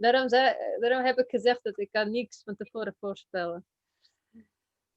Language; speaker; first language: Dutch; non-native, fluent; Russian